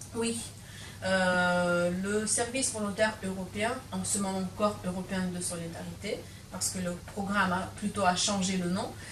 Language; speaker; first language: French; non-native, fluent; Lithuanian